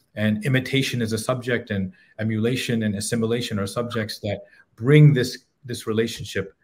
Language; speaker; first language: English; native; English